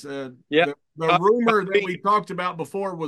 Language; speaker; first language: English; native; English